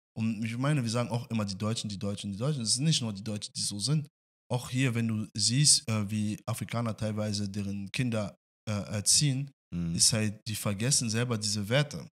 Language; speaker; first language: German; non-native, fluent; French